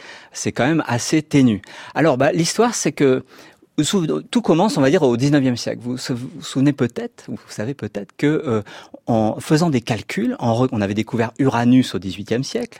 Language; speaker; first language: French; native; French